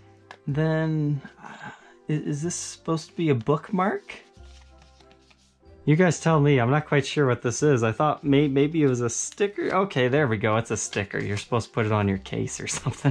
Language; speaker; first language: English; native; English